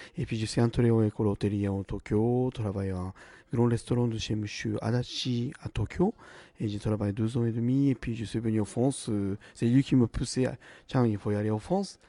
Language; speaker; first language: French; non-native, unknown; Japanese